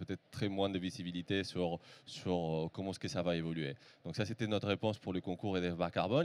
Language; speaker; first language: French; native; French